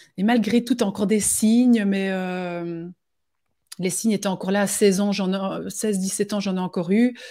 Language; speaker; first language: French; native; French